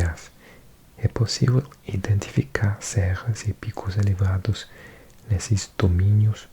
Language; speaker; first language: Portuguese; non-native, learner; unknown